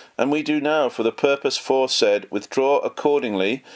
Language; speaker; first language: English; native; English